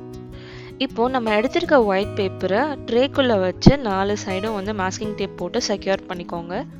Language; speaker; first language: Tamil; native; Tamil